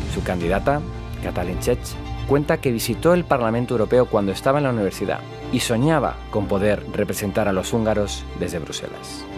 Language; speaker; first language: Spanish; native; Spanish